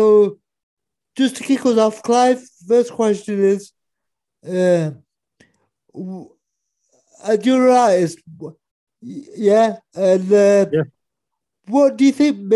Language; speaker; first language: English; native; English